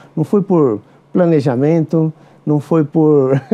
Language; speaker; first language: Portuguese; native; Portuguese